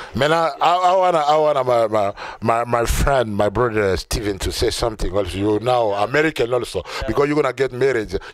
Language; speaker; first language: English; non-native, learner; French